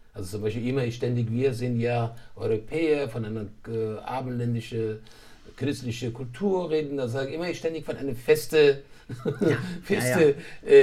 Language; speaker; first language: German; non-native, fluent; Persian